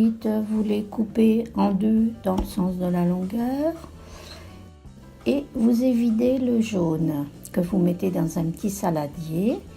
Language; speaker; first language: French; native; French